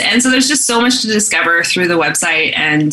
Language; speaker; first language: English; native; English